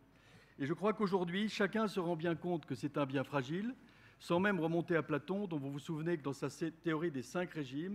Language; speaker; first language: French; native; French